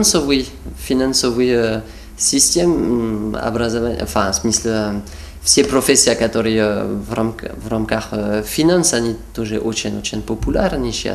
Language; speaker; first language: Russian; non-native, fluent; French